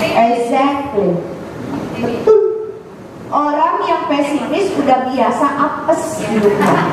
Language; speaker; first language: Indonesian; native; Indonesian